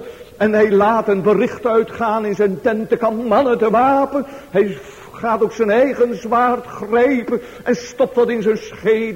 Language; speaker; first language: Dutch; native; Dutch